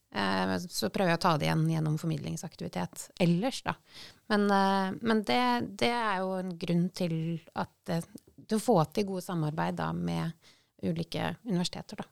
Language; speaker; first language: Norwegian; native; Norwegian